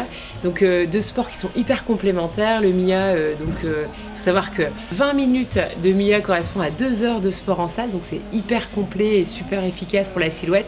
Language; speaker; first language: French; native; French